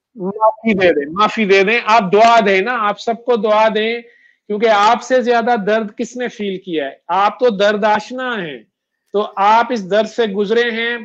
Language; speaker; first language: Urdu; non-native, local second language; Punjabi